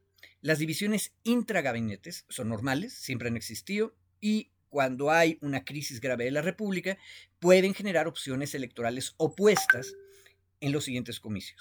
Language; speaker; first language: Spanish; native; Spanish